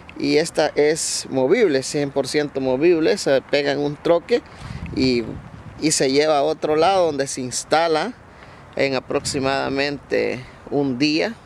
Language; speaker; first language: Spanish; native; Spanish